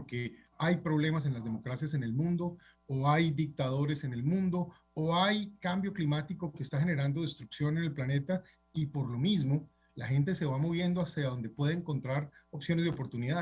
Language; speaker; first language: Spanish; native; Spanish